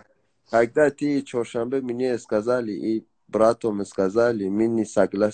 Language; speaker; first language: Russian; non-native, learner; Persian